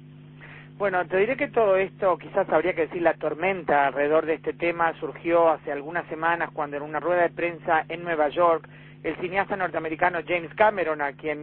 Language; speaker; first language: Spanish; native; Spanish